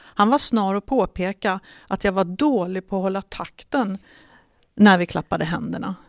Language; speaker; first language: Swedish; native; Swedish